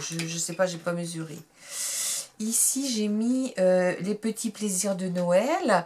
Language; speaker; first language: French; native; French